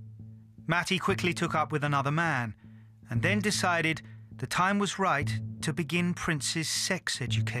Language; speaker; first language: English; native; English